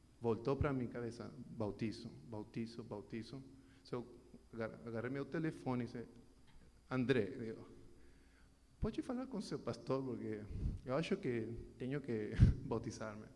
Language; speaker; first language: Portuguese; non-native, learner; Spanish